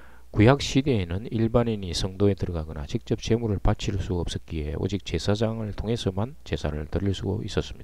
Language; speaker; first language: Korean; native; Korean